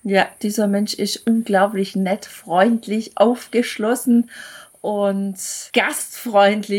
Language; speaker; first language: German; native; German